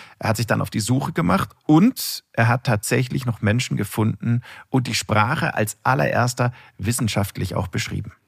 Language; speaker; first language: German; native; German